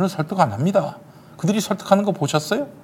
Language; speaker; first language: Korean; native; Korean